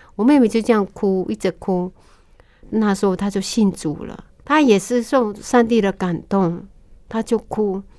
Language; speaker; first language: Chinese; non-native, local second language; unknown